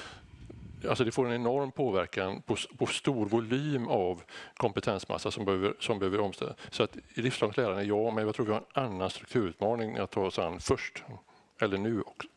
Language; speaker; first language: Swedish; native; Swedish